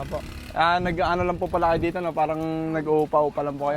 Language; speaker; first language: Filipino; native; Filipino